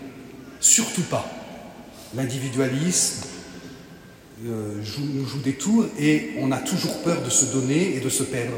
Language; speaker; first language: French; native; French